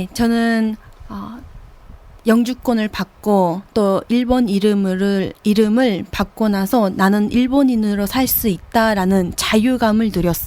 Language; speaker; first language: Korean; early bilingual, heritage; Korean